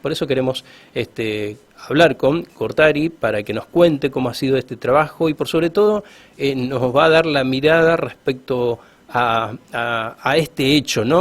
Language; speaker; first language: Spanish; native; Spanish